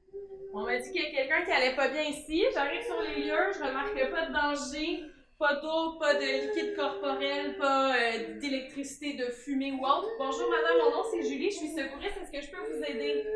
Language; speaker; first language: French; native; French